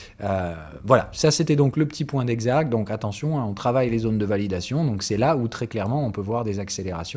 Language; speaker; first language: French; native; French